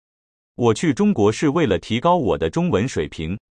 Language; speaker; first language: Chinese; non-native, learner; Japanese